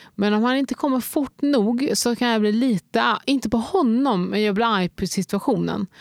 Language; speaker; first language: Swedish; native; Swedish